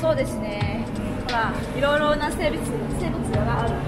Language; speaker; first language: Japanese; non-native, fluent; Vietnamese